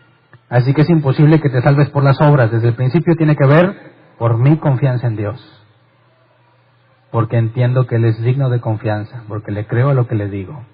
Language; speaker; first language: Spanish; native; Spanish